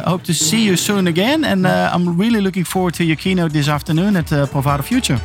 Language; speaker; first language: English; non-native, fluent; Dutch